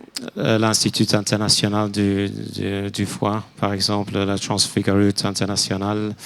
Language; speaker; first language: French; non-native, fluent; English